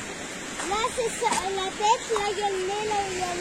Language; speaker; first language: French; native; French